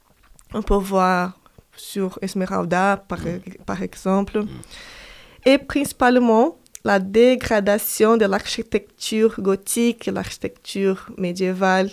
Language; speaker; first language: French; non-native, fluent; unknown